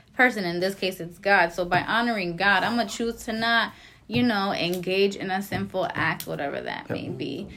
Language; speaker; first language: English; native; English